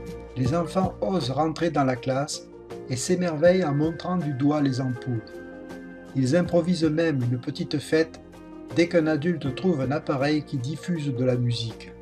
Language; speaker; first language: French; native; French